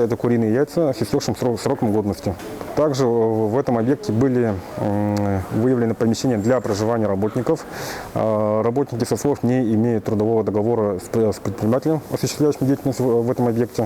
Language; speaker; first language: Russian; native; Russian